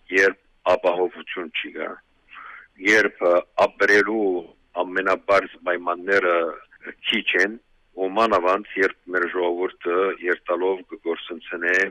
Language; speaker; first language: Armenian; early bilingual, heritage; Armenian